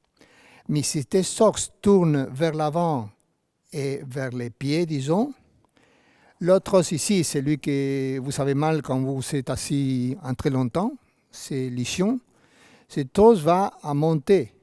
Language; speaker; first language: French; non-native, fluent; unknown